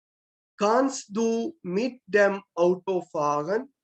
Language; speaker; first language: German; non-native, fluent; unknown